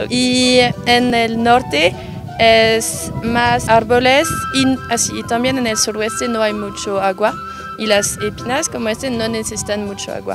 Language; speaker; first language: Spanish; non-native, learner; French